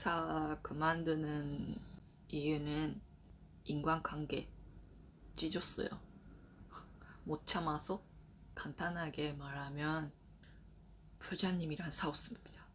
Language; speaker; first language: Korean; non-native, learner; Japanese